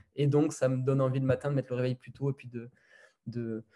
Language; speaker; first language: French; native; French